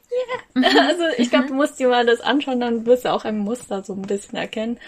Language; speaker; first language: German; native; German